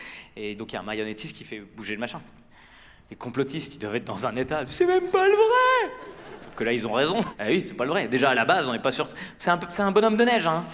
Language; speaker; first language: French; native; French